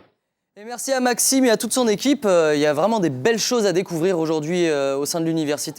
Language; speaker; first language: French; native; French